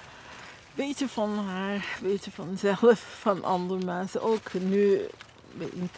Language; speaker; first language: Dutch; non-native, learner; Turkish